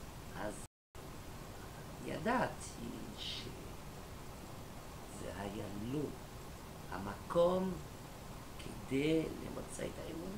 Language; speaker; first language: Hebrew; non-native, learner; French